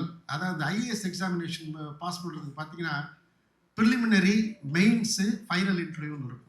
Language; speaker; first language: Tamil; native; Tamil